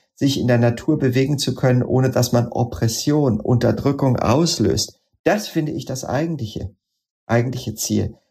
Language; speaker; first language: German; native; German